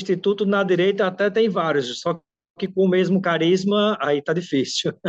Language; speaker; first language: Portuguese; native; Portuguese